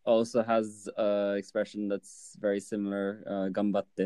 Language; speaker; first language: English; native; English